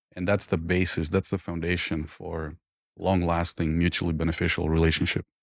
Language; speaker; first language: English; non-native, fluent; Croatian